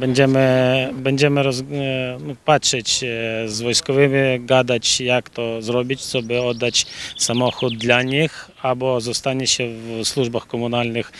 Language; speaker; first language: Polish; non-native, learner; Ukrainian